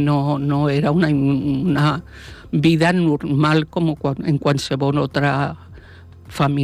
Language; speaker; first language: Catalan; non-native, local second language; Spanish